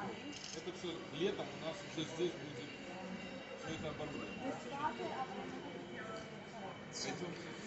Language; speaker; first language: Russian; native; Russian